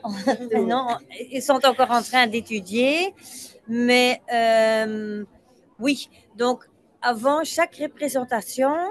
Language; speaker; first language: French; non-native, local second language; Dutch